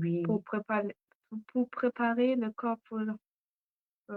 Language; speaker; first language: French; non-native, learner; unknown